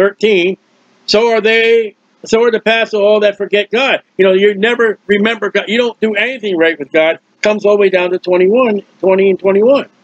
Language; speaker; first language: English; native; English